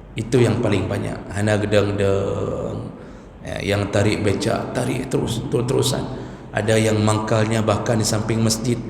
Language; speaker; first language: Malay; non-native, local second language; Achinese